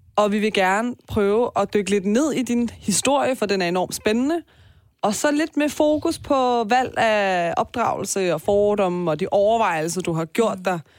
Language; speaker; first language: Danish; early bilingual, other home language; Persian